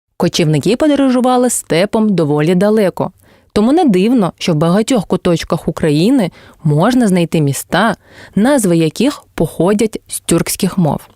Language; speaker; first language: Ukrainian; non-native, local second language; Crimean Tatar